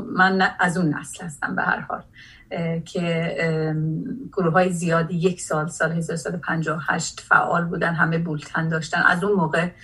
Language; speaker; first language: Persian; non-native, local second language; Azerbaijani